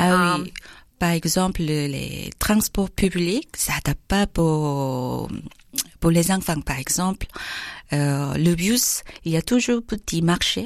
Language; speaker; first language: French; non-native, learner; Korean